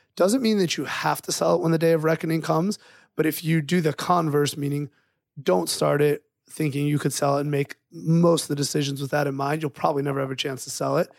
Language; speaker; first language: English; native; English